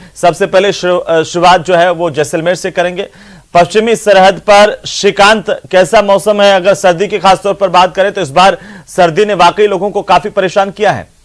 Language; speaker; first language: Hindi; native; Hindi